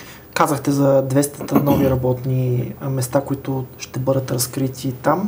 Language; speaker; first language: Bulgarian; native; Bulgarian